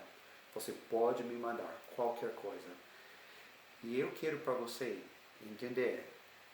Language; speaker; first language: Portuguese; non-native, learner; English